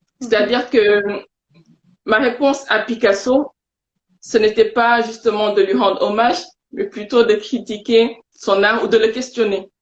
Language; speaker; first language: French; non-native, local second language; Wolof